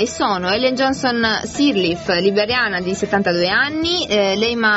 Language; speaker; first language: Italian; native; Italian